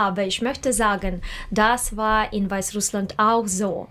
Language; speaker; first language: German; non-native, learner; Russian